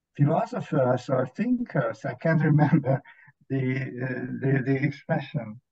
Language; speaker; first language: English; non-native, fluent; Hungarian